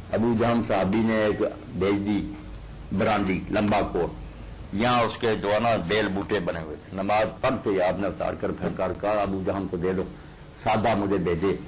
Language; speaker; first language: Urdu; non-native, local second language; Punjabi